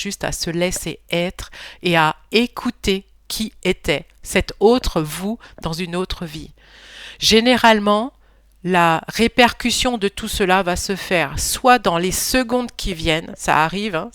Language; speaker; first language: French; native; French